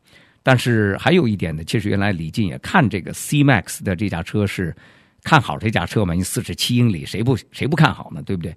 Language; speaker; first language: Chinese; native; Chinese